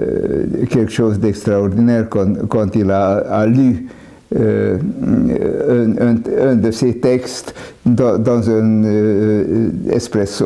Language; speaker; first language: French; non-native, fluent; Hungarian